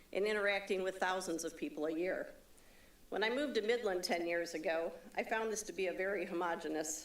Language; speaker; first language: English; native; English